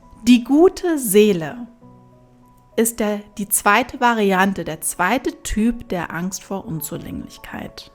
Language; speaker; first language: German; native; German